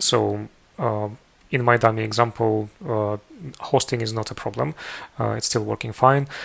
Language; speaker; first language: English; non-native, fluent; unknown